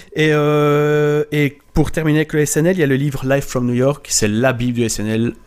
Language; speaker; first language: French; native; French